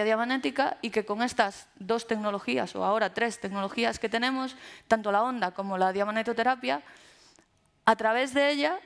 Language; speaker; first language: Spanish; native; Spanish